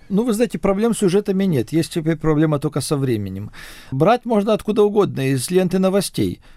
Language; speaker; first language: Russian; native; Russian